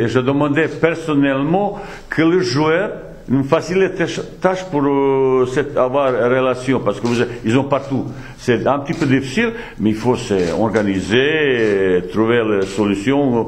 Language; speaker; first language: French; non-native, fluent; Bosnian